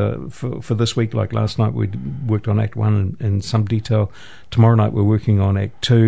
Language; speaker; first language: English; native; English